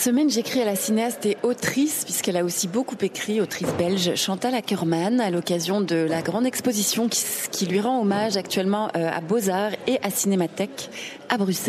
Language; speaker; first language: French; native; French